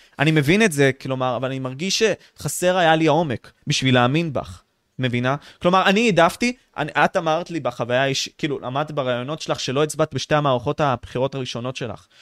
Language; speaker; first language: Hebrew; native; Hebrew